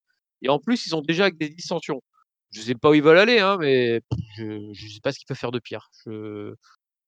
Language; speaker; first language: French; native; French